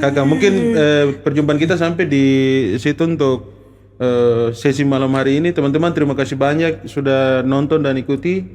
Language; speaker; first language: Malay; native; Malay